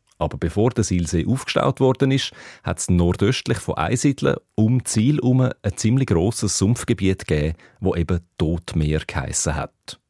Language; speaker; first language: German; native; German